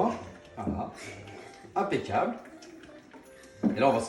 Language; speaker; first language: French; native; French